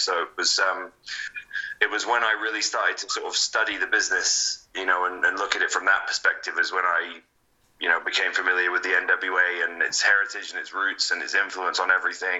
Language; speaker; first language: English; native; English